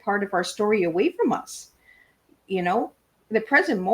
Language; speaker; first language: English; native; English